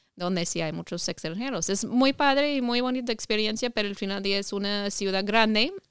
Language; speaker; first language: Spanish; non-native, fluent; English